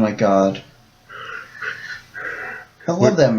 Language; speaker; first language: English; native; English